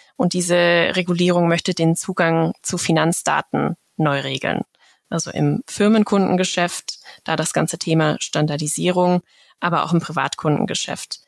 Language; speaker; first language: German; native; German